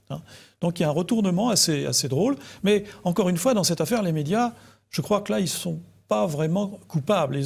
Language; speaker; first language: French; native; French